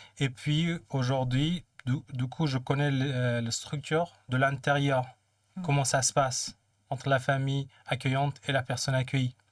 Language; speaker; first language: French; non-native, fluent; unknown